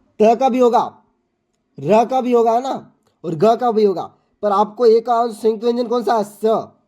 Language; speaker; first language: Hindi; native; Hindi